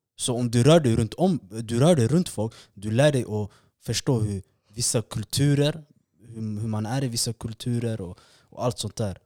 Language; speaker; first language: Swedish; early bilingual, other home language; Somali